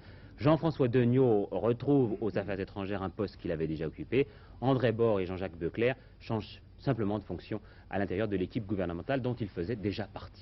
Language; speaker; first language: French; native; French